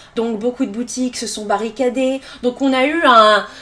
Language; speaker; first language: French; native; French